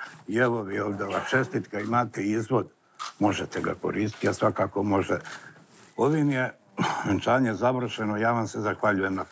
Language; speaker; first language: Serbian; native; Serbian